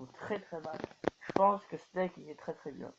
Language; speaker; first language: French; native; French